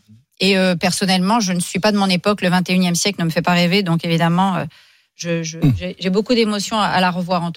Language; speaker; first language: French; native; French